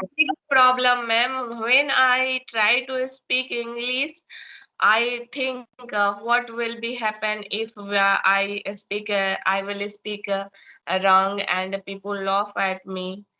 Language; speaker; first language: English; non-native, learner; Hindi